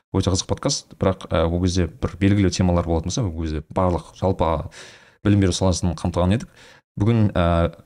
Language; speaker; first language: Kazakh; native; Kazakh